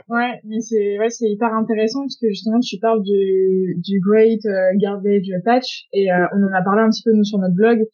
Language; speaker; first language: French; native; French